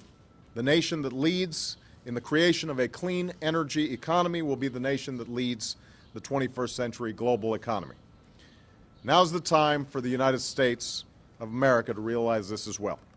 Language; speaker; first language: English; native; English